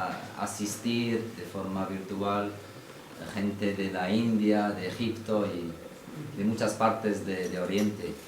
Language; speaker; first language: Spanish; non-native, fluent; Arabic